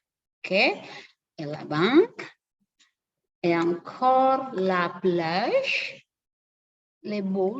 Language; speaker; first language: French; non-native, learner; Indonesian